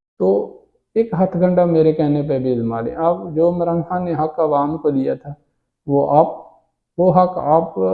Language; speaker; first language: Urdu; native; Urdu